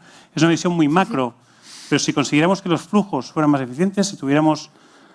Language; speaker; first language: Spanish; native; Spanish